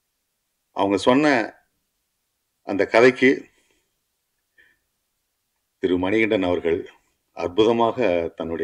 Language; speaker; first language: Tamil; native; Tamil